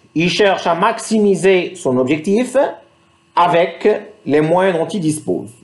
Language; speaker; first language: French; non-native, local second language; Arabic